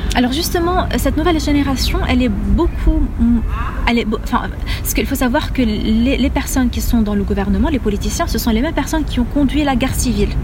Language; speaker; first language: French; non-native, local second language; Arabic